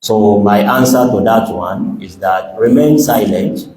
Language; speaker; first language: English; non-native, local second language; Yoruba